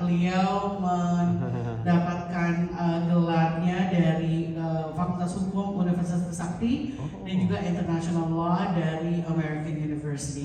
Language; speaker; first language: Indonesian; native; Indonesian